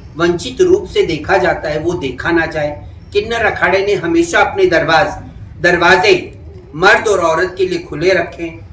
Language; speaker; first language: Hindi; native; Hindi